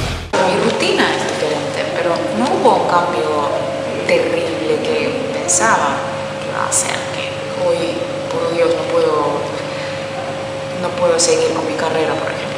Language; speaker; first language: Spanish; non-native, fluent; Finnish